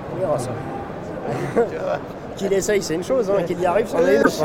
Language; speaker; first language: French; native; French